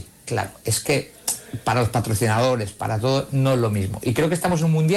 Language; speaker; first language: Spanish; native; Spanish